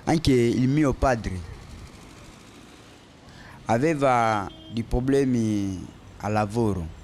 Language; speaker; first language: Italian; non-native, learner; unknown